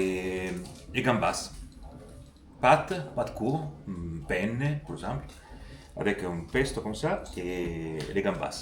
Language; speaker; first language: French; non-native, fluent; Italian